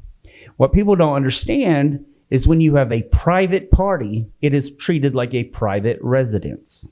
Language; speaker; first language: English; native; English